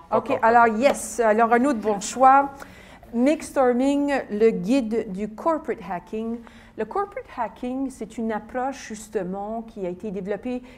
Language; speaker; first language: French; native; French